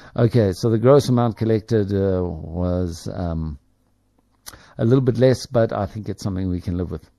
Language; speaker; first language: English; native; English